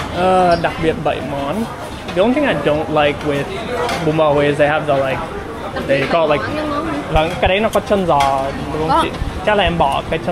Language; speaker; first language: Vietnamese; non-native, fluent; English